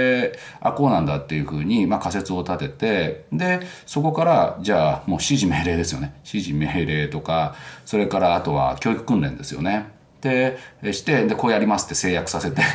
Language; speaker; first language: Japanese; native; Japanese